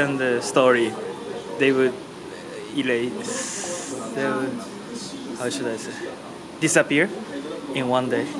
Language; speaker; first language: English; non-native, learner; Japanese